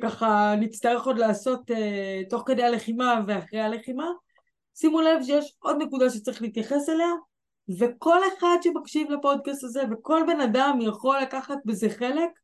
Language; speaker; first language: Hebrew; native; Hebrew